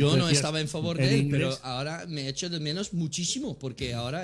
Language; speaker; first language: Spanish; non-native, fluent; Dutch